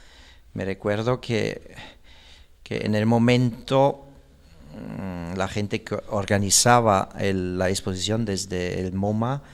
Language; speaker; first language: Spanish; non-native, fluent; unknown